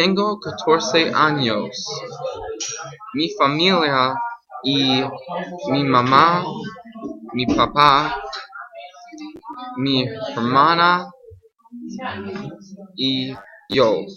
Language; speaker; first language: Spanish; non-native, learner; English